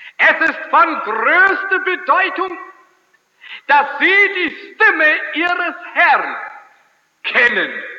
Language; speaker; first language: German; early bilingual, heritage; German